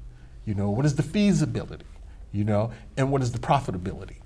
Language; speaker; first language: English; native; English